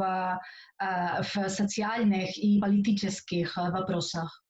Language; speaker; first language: Russian; non-native, fluent; Catalan